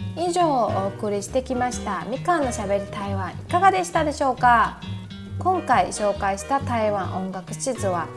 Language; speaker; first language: Japanese; non-native, fluent; Chinese